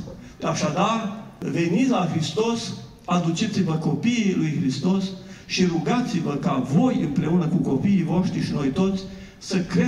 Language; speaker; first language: Romanian; native; Romanian